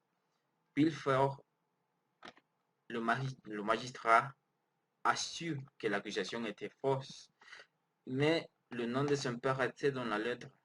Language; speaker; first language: French; non-native, learner; Spanish